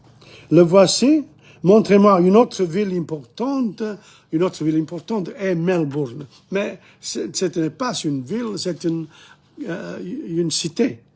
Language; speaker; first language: French; non-native, fluent; English